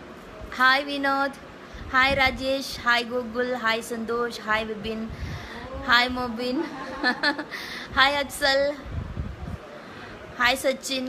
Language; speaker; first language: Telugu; non-native, learner; Malayalam